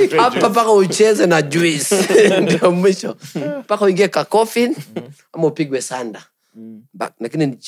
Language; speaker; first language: Swahili; native; Swahili